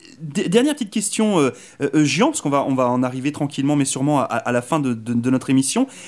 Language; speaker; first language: French; native; French